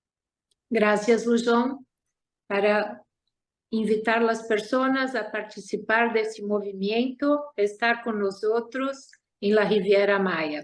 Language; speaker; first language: Spanish; non-native, learner; Portuguese